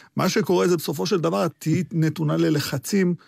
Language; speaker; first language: Hebrew; early bilingual, other home language; Arabic